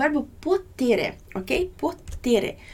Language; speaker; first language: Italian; non-native, fluent; Portuguese